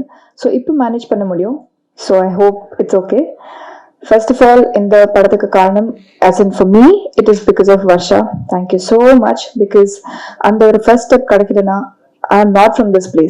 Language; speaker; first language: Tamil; non-native, learner; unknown